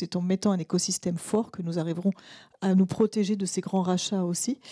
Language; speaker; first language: French; native; French